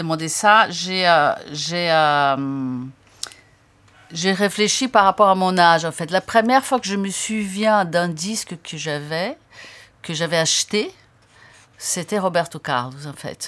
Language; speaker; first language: French; non-native, fluent; Portuguese